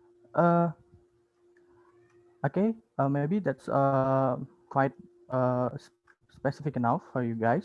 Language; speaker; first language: English; non-native, learner; Indonesian